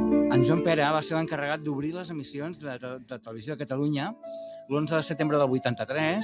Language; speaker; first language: Catalan; native; Catalan